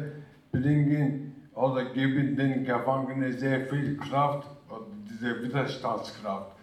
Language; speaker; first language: German; early bilingual, other home language; Turkish